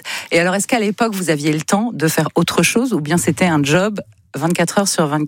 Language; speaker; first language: French; native; French